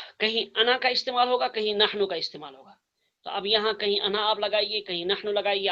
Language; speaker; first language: Urdu; non-native, local second language; Kashmiri